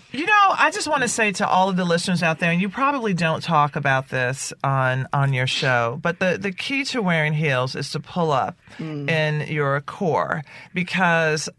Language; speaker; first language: English; native; English